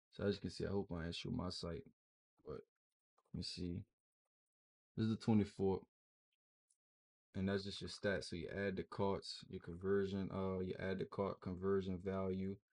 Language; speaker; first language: English; native; English